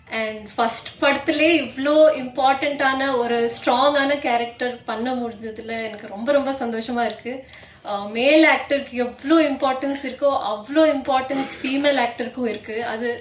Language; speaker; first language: Tamil; non-native, local second language; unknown